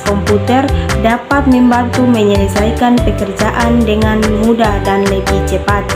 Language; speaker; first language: Indonesian; native; Indonesian